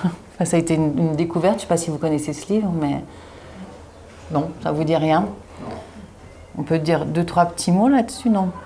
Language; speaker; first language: French; native; French